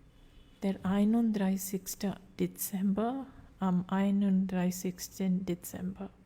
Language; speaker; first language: German; non-native, fluent; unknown